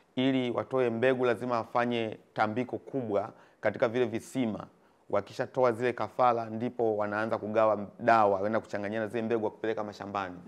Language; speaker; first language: Swahili; native; Swahili